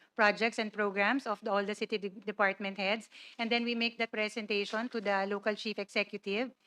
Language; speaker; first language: English; non-native, local second language; Cebuano